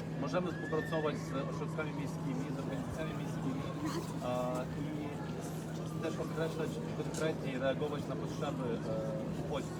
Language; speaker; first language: Polish; non-native, fluent; Ukrainian